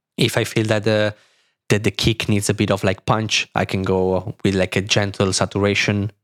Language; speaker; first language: English; non-native, fluent; Italian